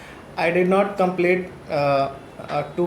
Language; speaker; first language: English; non-native, learner; Hindi